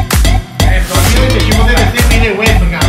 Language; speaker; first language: Italian; native; Italian